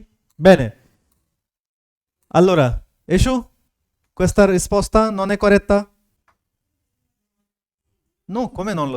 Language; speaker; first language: Italian; non-native, fluent; Hindi